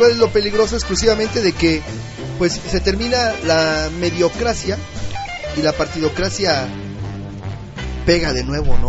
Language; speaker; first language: Spanish; native; Spanish